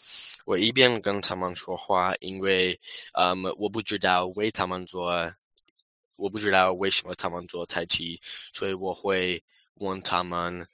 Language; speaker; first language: Chinese; non-native, learner; English